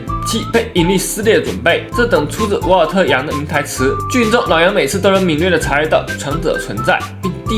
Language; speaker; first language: Chinese; native; Chinese